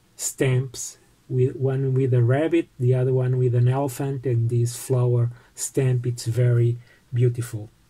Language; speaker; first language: English; non-native, fluent; Portuguese